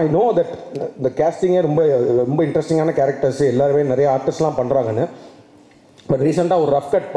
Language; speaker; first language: Tamil; native; Tamil